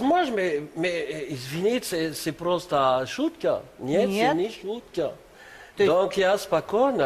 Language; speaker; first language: Russian; non-native, learner; French